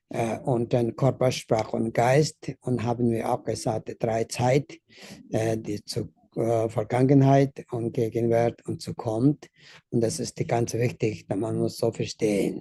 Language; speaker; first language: German; non-native, learner; Tibetan